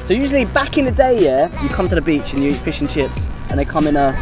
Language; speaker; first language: English; native; English